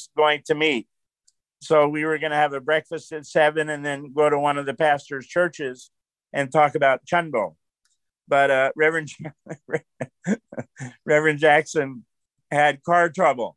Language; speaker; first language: English; native; English